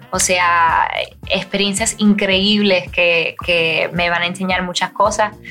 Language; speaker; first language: Spanish; early bilingual, heritage; Spanish